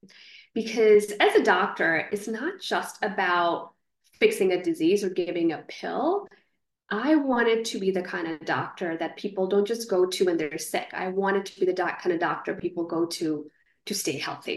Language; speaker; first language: English; non-native, local second language; Gujarati